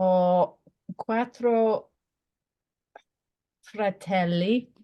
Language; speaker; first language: Italian; non-native, learner; English